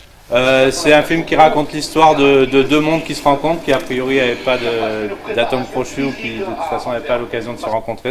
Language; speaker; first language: French; native; French